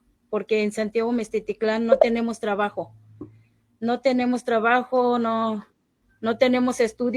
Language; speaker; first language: Spanish; non-native, local second language; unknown